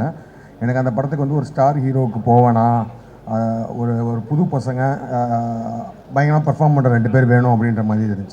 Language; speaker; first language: Tamil; native; Tamil